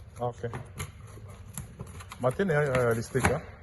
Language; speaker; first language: Italian; non-native, fluent; French